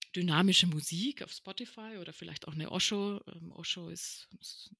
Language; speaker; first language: German; early bilingual, other home language; Spanish